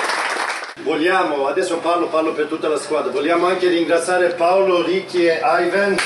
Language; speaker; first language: Italian; non-native, fluent; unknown